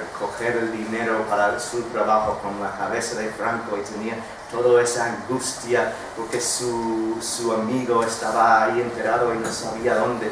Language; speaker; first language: Spanish; non-native, fluent; English